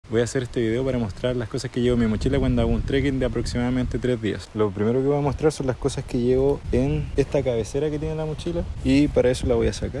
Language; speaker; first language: Spanish; native; Spanish